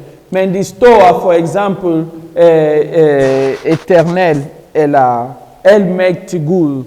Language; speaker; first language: Swedish; non-native, fluent; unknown